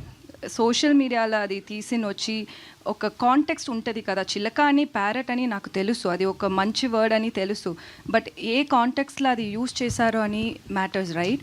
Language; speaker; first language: Telugu; non-native, local second language; Tamil